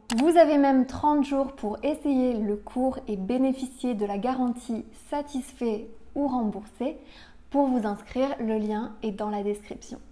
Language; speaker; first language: French; native; French